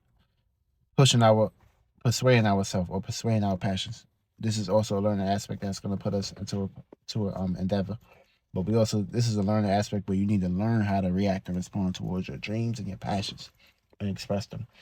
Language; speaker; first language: English; native; English